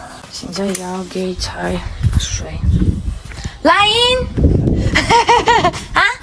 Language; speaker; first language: Chinese; non-native, learner; Ukrainian